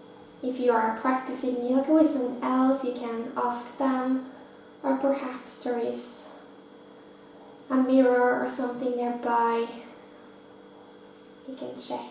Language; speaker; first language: English; non-native, fluent; Norwegian